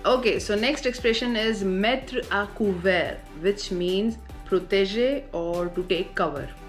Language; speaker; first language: English; non-native, local second language; Hindi